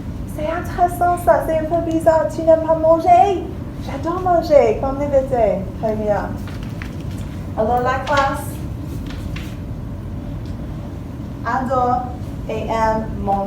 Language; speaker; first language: French; non-native, fluent; English